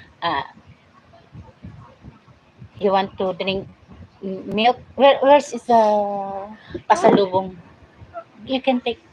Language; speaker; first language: English; non-native, learner; Filipino